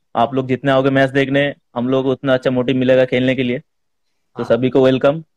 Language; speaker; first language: Hindi; non-native, local second language; Bangla